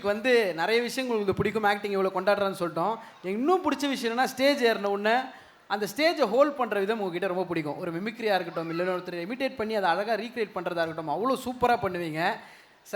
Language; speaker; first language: Tamil; native; Tamil